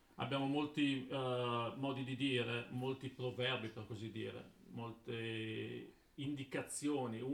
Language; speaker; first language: Italian; native; Italian